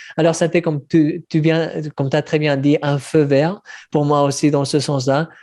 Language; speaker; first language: French; early bilingual, heritage; Spanish